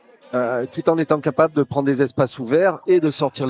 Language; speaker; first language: French; native; French